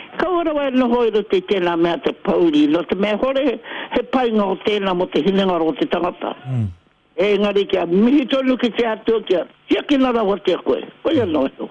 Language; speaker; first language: Māori; native; Māori